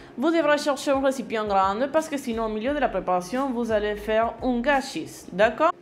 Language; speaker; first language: French; non-native, learner; Spanish